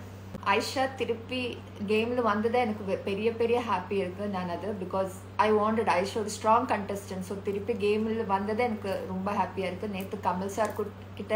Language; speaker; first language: Tamil; non-native, learner; Malayalam